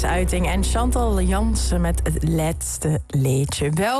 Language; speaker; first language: Dutch; native; Dutch